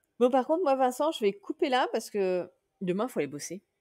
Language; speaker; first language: French; native; French